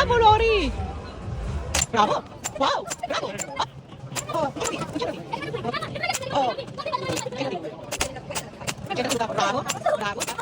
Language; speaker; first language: Italian; non-native, fluent; Filipino